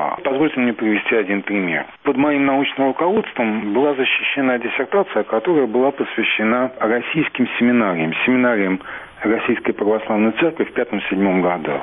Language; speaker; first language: Russian; native; Russian